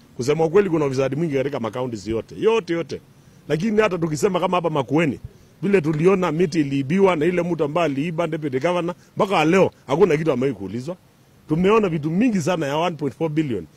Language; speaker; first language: Swahili; non-native, local second language; Kamba